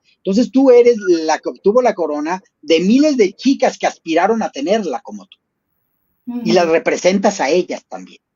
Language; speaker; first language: Spanish; native; Spanish